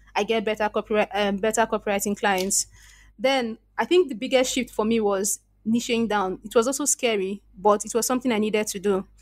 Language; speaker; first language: English; non-native, local second language; Igbo